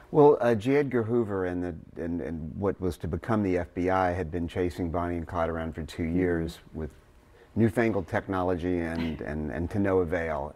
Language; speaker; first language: English; native; English